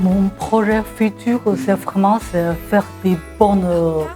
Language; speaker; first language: French; non-native, fluent; Chinese